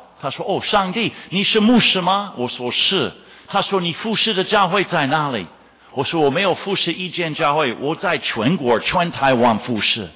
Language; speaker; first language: Chinese; non-native, fluent; English